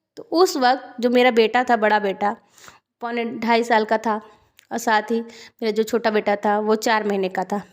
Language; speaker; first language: Hindi; native; Hindi